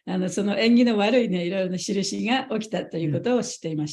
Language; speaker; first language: Japanese; native; Japanese